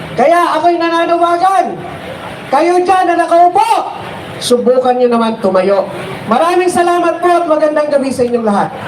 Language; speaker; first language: Filipino; native; Filipino